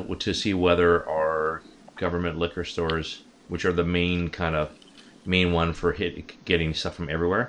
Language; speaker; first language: English; native; English